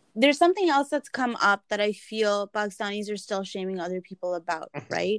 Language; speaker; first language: English; non-native, local second language; Hindi